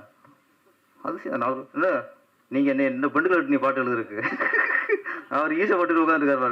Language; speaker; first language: Tamil; native; Tamil